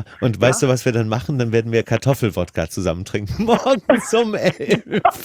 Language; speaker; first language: German; native; German